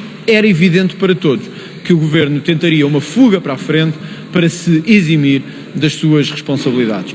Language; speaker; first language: Portuguese; native; Portuguese